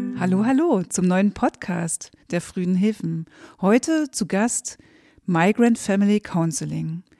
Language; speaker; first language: German; native; German